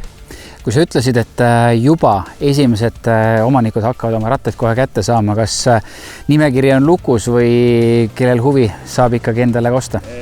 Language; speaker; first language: Estonian; native; Estonian